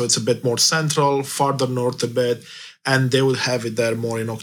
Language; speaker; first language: English; non-native, fluent; Romanian